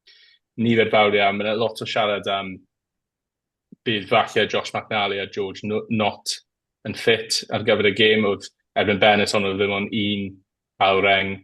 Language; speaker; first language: Welsh; native; Welsh